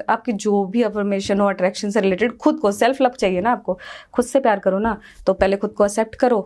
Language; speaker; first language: Hindi; native; Hindi